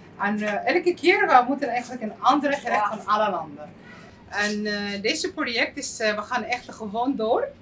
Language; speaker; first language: Dutch; non-native, learner; Arabic